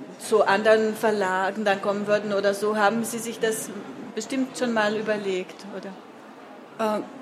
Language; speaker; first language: German; native; German